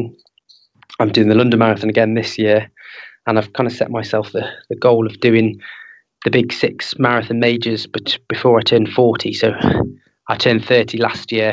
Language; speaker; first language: English; native; English